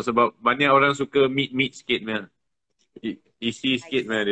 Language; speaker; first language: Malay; non-native, local second language; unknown